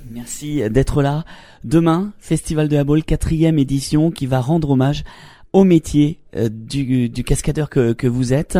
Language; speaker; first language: French; native; French